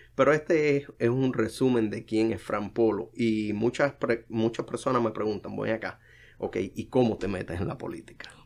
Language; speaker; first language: Spanish; native; Spanish